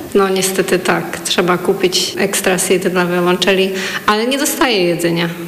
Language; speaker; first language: Polish; native; Polish